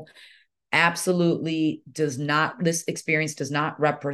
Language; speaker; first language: English; early bilingual, other home language; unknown